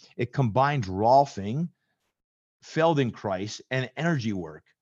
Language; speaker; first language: English; native; English